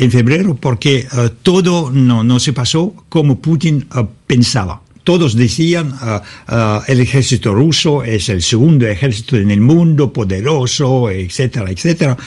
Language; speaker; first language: Spanish; non-native, learner; Russian